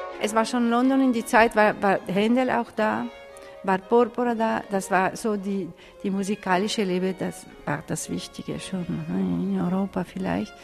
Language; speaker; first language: German; non-native, fluent; Italian